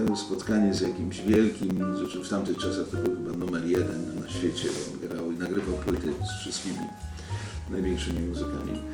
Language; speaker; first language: Polish; native; Polish